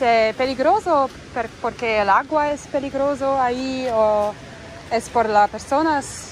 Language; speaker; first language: Spanish; non-native, learner; English